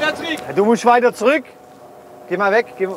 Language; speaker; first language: German; native; German